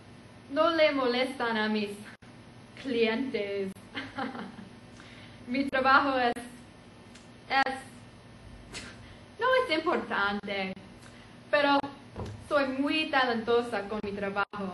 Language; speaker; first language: Spanish; non-native, learner; English